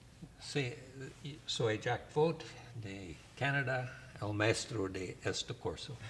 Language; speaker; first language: Spanish; non-native, learner; English